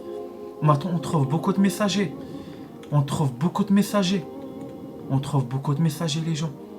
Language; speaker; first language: French; non-native, learner; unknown